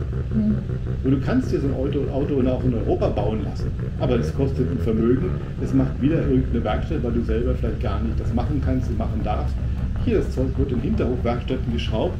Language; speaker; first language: German; native; German